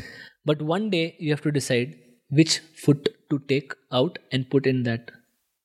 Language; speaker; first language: English; non-native, local second language; Marathi